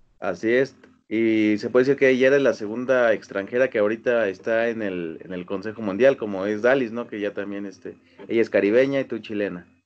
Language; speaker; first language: Spanish; native; Spanish